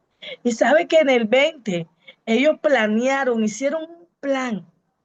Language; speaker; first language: Spanish; native; Spanish